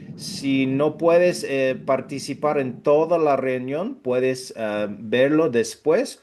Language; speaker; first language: Spanish; non-native, fluent; English